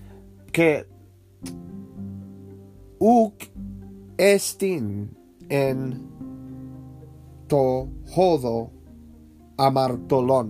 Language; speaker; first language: Greek; non-native, learner; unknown